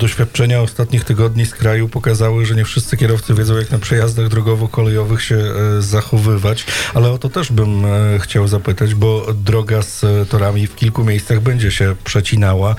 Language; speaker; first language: Polish; native; Polish